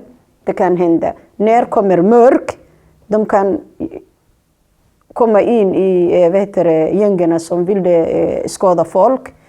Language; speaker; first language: Swedish; non-native, learner; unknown